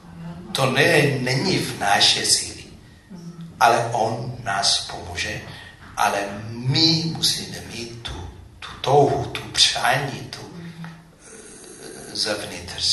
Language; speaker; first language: Czech; non-native, fluent; Amharic